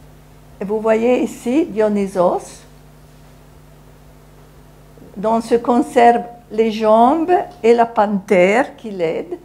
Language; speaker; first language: French; non-native, fluent; Italian